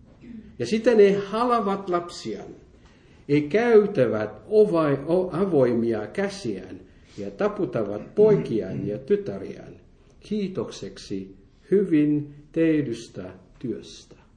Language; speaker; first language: Finnish; non-native, fluent; French